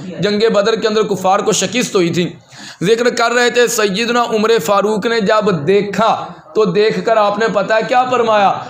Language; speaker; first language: Urdu; non-native, local second language; Punjabi